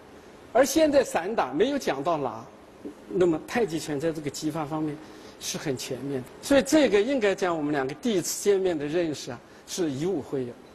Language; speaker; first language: Chinese; native; Chinese